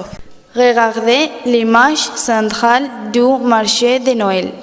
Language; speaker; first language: French; non-native, learner; Spanish